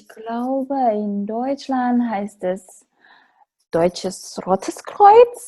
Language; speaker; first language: German; non-native, fluent; Indonesian